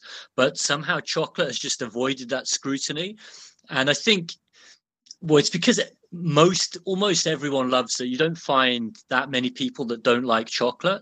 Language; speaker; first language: English; native; English